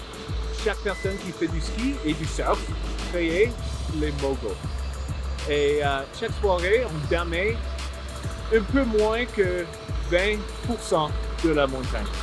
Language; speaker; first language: French; non-native, local second language; English